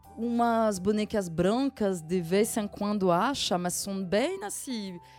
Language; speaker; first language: Portuguese; non-native, fluent; French